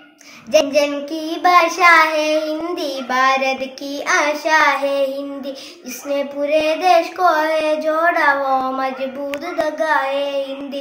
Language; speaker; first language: Hindi; non-native, local second language; Malayalam